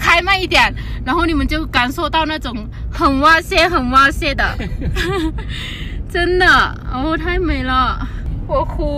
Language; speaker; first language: Chinese; non-native, fluent; Lao